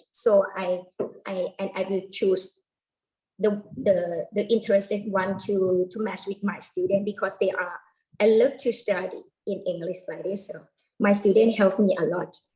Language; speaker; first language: English; non-native, learner; Thai